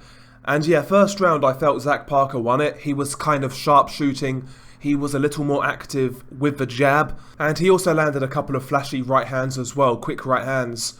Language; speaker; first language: English; native; English